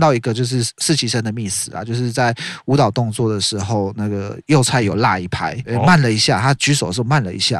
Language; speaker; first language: Chinese; native; Chinese